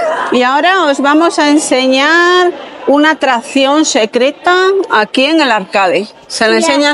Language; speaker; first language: Spanish; native; Spanish